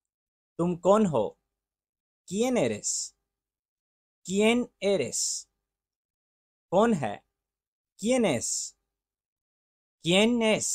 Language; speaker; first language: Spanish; non-native, learner; Urdu